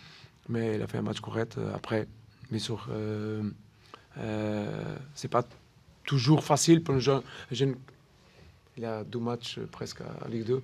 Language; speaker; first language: French; non-native, learner; Portuguese